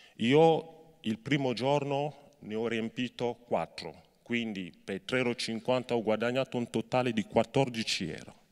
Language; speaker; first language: Italian; non-native, fluent; French